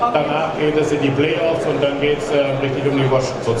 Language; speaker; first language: German; native; German